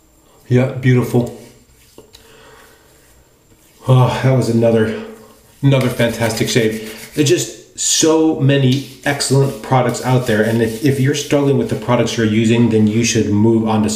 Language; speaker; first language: English; native; English